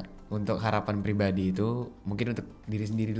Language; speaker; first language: Indonesian; native; Indonesian